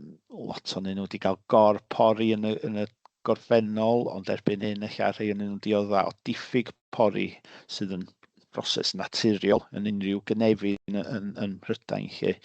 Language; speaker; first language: Welsh; native; Welsh